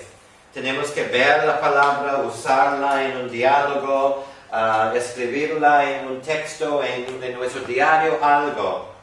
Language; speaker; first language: Spanish; non-native, fluent; English